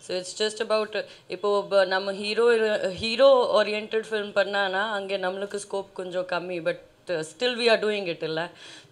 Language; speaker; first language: Tamil; non-native, fluent; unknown